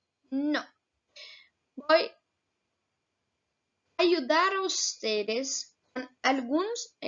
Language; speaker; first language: Spanish; non-native, fluent; Portuguese